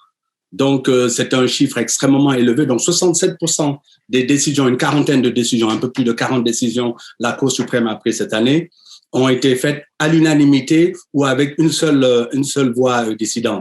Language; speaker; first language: French; native; French